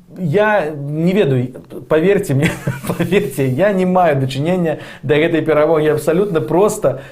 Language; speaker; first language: Belarusian; non-native, local second language; Russian